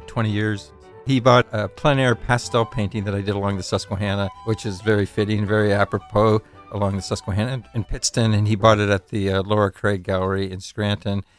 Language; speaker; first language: English; native; English